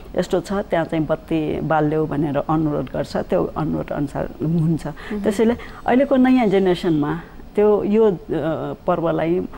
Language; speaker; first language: Nepali; non-native, local second language; Newari